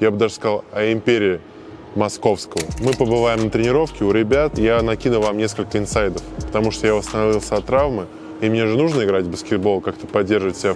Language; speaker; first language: Russian; native; Russian